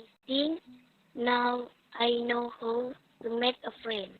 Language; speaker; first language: English; non-native, learner; Indonesian